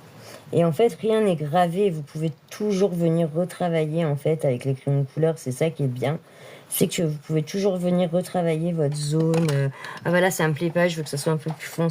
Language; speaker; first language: French; native; French